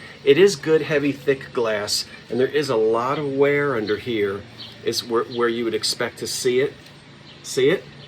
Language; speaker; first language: English; native; English